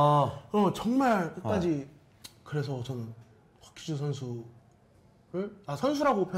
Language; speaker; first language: Korean; native; Korean